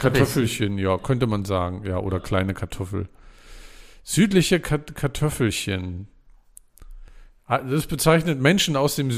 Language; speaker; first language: German; native; German